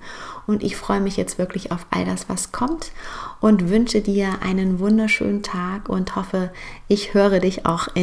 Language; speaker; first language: German; native; German